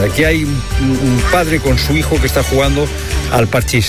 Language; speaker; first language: Spanish; native; Spanish